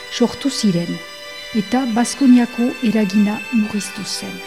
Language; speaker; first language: Basque; non-native, local second language; French